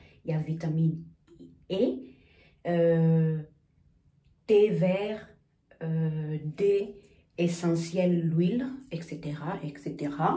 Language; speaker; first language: French; early bilingual, other home language; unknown